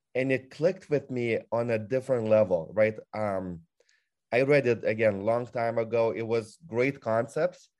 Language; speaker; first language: English; non-native, fluent; Lithuanian